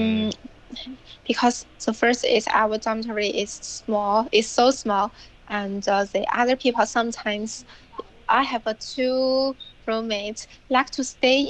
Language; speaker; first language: English; non-native, learner; Chinese